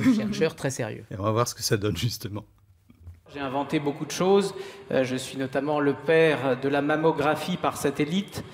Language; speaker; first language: French; native; French